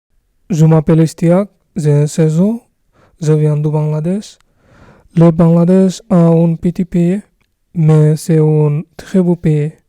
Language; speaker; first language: French; non-native, learner; Bangla